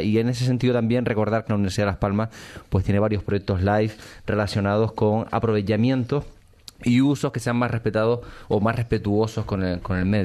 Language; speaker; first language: Spanish; native; Spanish